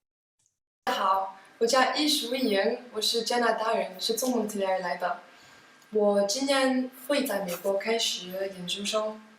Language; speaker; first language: Chinese; non-native, fluent; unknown